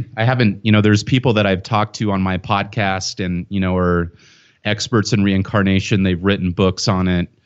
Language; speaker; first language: English; native; English